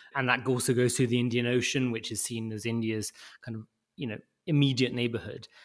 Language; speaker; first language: English; native; English